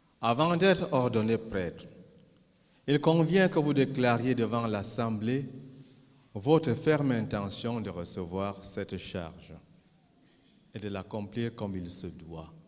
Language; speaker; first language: French; native; French